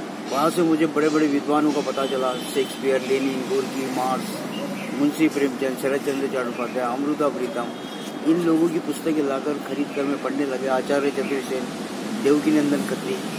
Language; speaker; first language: Hindi; non-native, local second language; Marathi